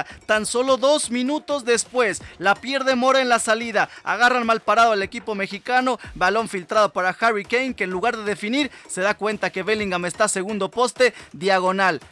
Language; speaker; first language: Spanish; native; Spanish